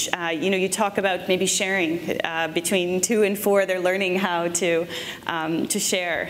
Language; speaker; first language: English; native; English